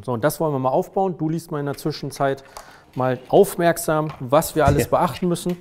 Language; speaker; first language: German; native; German